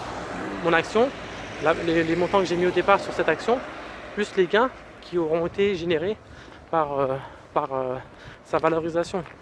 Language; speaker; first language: French; native; French